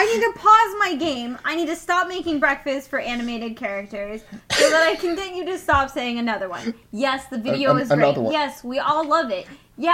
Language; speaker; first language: English; early bilingual, other home language; Spanish